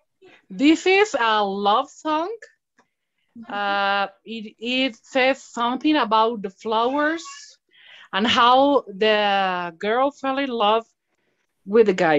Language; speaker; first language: English; non-native, learner; Spanish